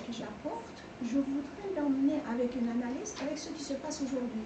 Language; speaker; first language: French; non-native, fluent; Persian